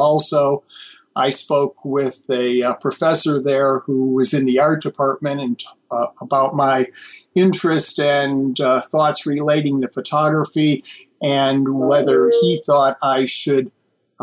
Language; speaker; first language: English; native; English